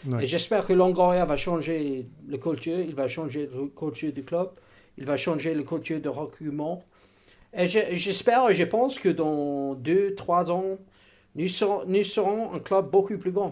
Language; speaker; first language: French; non-native, learner; English